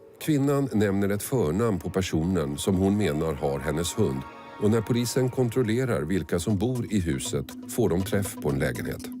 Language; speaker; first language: Swedish; native; Swedish